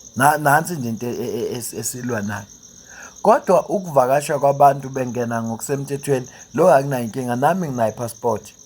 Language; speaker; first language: Zulu; native; Zulu